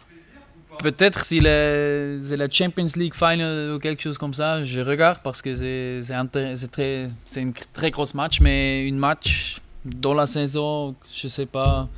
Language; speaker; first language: French; non-native, learner; German